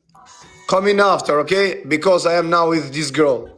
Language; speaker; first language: English; non-native, learner; Albanian